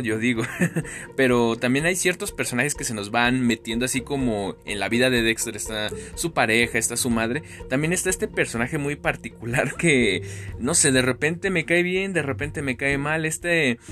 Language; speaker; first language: Spanish; native; Spanish